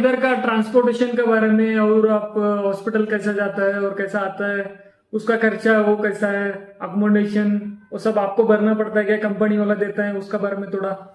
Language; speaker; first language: Hindi; non-native, local second language; Kannada